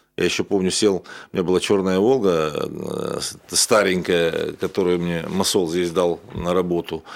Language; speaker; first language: Russian; native; Russian